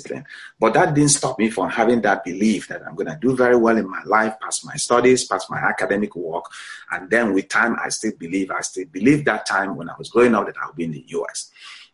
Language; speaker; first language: English; non-native, local second language; Igbo